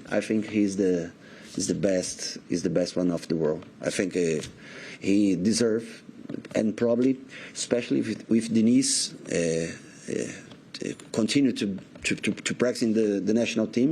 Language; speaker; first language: English; non-native, learner; Portuguese